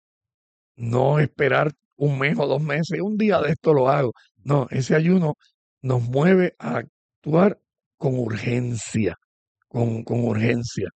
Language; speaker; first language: Spanish; native; Spanish